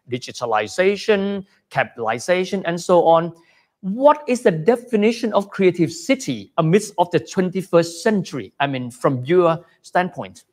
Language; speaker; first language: English; non-native, fluent; Thai